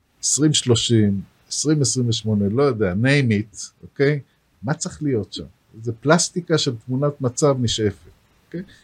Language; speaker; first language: Hebrew; native; Hebrew